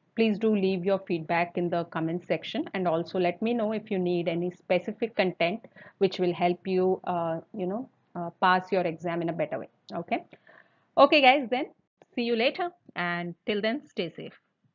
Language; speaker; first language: English; non-native, local second language; Telugu